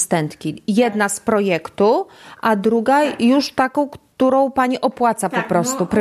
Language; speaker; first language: Polish; native; Polish